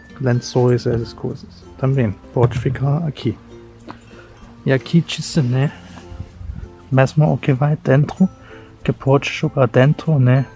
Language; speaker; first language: Portuguese; non-native, fluent; German